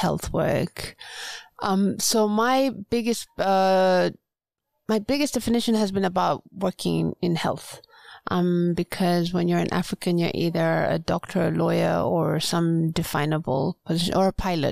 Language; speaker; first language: English; non-native, local second language; Swahili